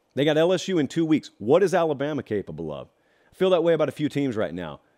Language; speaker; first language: English; native; English